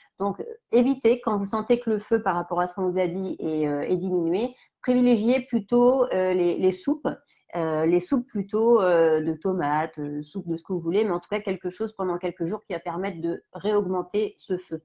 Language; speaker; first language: French; native; French